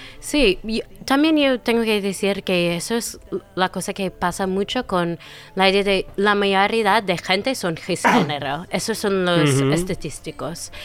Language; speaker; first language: Spanish; non-native, fluent; English